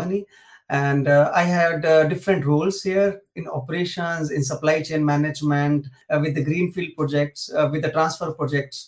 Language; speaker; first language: English; non-native, local second language; Hindi